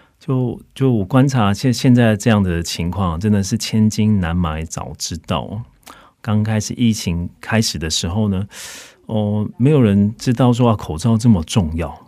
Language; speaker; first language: Chinese; native; Chinese